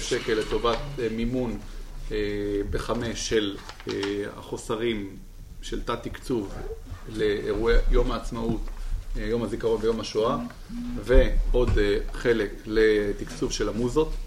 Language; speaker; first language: Hebrew; native; Hebrew